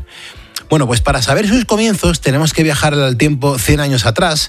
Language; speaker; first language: Spanish; native; Spanish